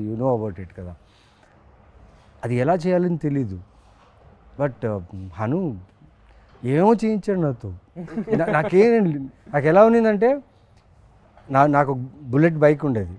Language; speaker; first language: Telugu; native; Telugu